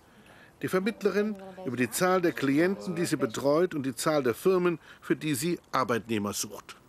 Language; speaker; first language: German; native; German